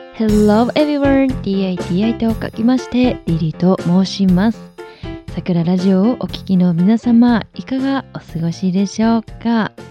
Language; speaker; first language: Japanese; native; Japanese